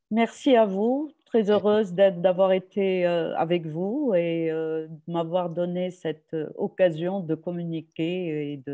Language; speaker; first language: French; non-native, local second language; Arabic